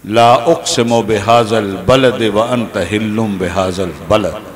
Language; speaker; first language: Urdu; native; Urdu